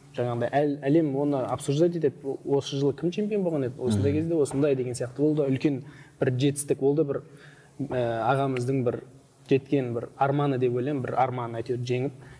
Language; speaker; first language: Kazakh; non-native, local second language; Uzbek